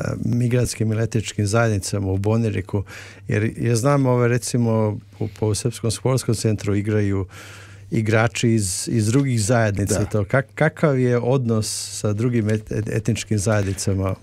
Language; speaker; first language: Serbian; native; Serbian